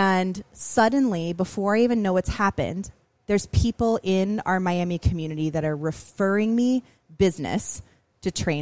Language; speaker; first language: English; native; English